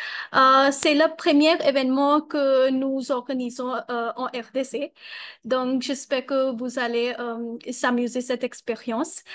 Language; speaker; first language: French; non-native, learner; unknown